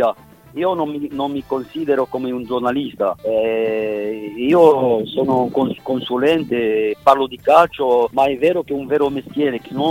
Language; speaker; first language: Italian; non-native, fluent; French